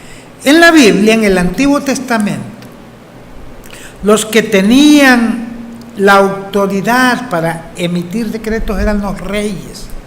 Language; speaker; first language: Spanish; native; Spanish